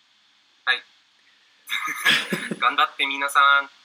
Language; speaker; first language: Japanese; non-native, learner; English